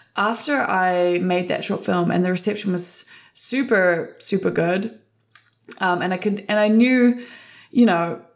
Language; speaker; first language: English; native; English